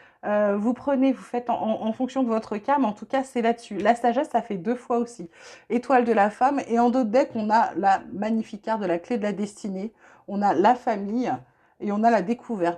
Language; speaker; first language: French; native; French